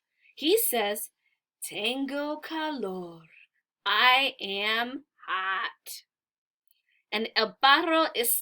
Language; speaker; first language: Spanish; non-native, learner; English